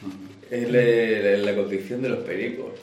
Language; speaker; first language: Spanish; native; Spanish